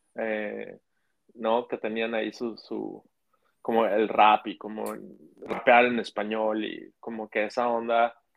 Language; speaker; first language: Spanish; native; Spanish